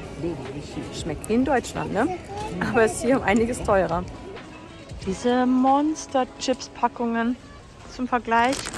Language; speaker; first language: German; native; German